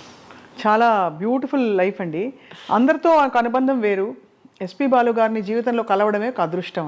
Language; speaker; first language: Telugu; native; Telugu